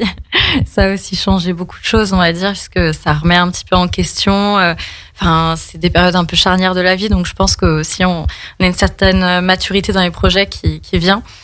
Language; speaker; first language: French; native; French